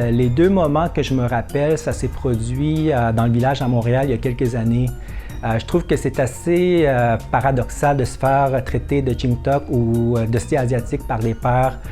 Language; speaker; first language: French; early bilingual, other home language; Vietnamese